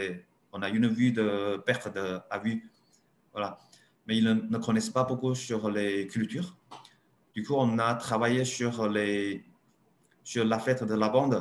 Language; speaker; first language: French; non-native, learner; Chinese